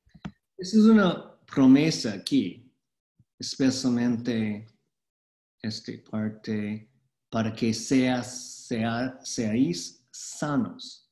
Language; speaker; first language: Spanish; non-native, fluent; English